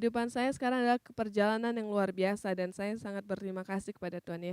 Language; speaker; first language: Indonesian; native; Indonesian